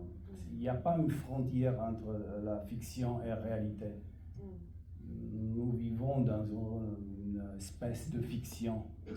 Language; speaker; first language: French; non-native, fluent; Romanian